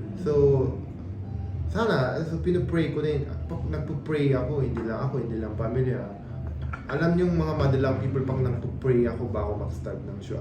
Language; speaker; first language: Filipino; non-native, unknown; Korean